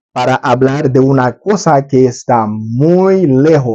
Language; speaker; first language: Spanish; non-native, learner; Haitian Creole